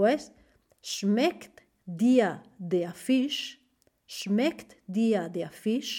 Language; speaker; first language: German; non-native, fluent; Spanish